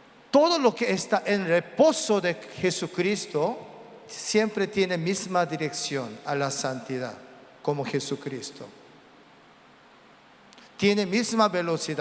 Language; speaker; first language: Spanish; non-native, learner; Korean